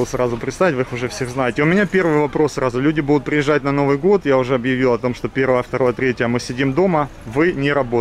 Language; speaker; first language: Russian; native; Russian